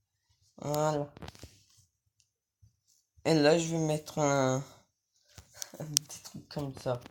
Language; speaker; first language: French; native; French